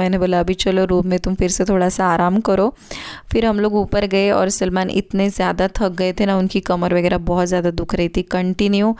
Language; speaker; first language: Hindi; native; Hindi